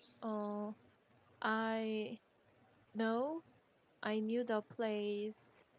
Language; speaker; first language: English; non-native, learner; Korean